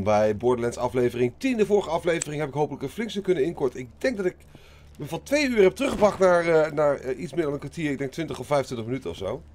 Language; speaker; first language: Dutch; native; Dutch